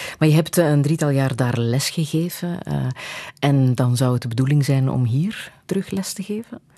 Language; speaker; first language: Dutch; native; Dutch